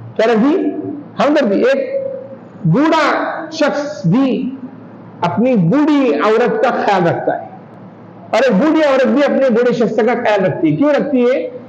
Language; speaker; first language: Urdu; native; Urdu